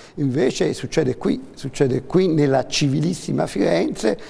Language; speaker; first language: Italian; native; Italian